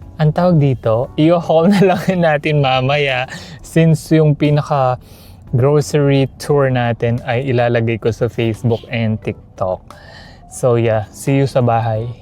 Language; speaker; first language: Filipino; non-native, local second language; Pampanga